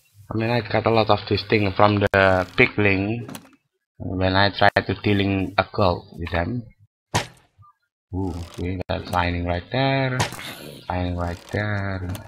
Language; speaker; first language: English; non-native, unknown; Indonesian